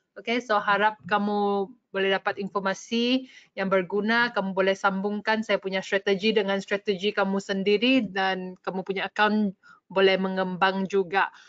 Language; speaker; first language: Malay; non-native, local second language; English